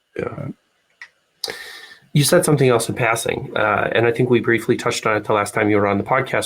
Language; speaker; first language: English; native; English